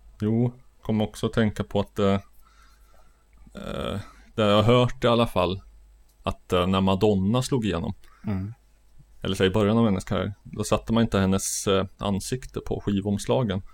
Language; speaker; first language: Swedish; native; Swedish